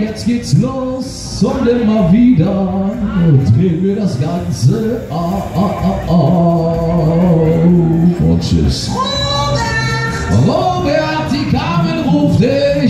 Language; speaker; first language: German; native; German